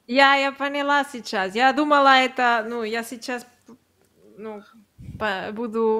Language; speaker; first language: Russian; non-native, learner; Catalan